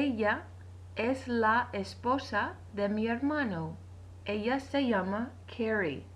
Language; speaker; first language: Spanish; non-native, fluent; English